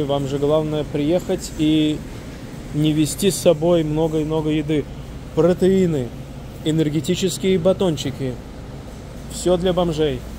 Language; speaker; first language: Russian; native; Russian